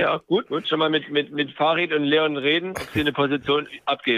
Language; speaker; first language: German; native; German